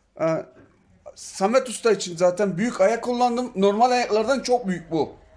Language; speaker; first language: Turkish; native; Turkish